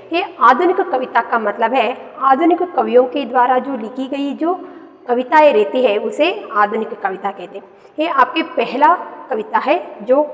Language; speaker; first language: Hindi; non-native, local second language; Kannada